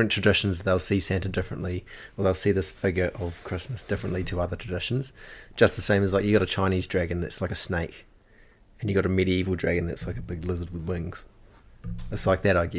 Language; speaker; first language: English; native; English